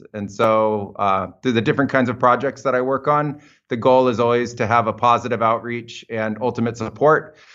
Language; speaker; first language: English; native; English